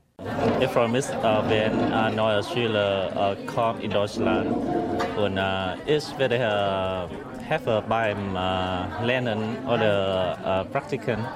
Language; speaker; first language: German; non-native, learner; Vietnamese